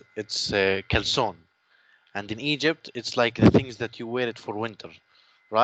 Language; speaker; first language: English; non-native, learner; Arabic